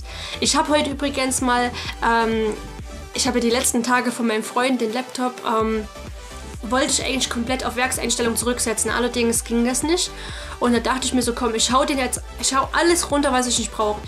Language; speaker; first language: German; native; German